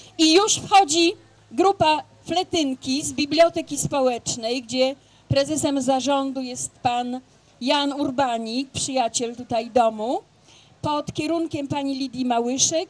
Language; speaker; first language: Polish; native; Polish